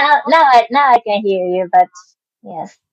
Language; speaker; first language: English; non-native, learner; Japanese